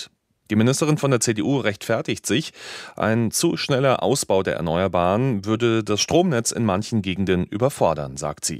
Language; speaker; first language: German; native; German